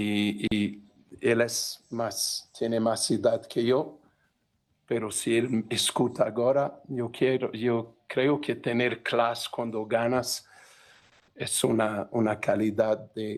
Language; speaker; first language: Spanish; non-native, fluent; Portuguese